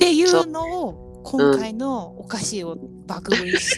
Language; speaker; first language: Japanese; native; Japanese